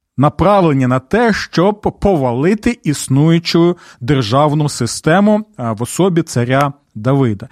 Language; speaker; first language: Ukrainian; non-native, local second language; Russian